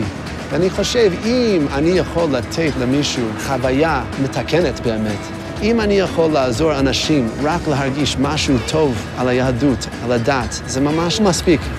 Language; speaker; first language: Hebrew; non-native, fluent; English